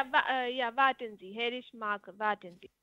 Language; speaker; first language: German; non-native, learner; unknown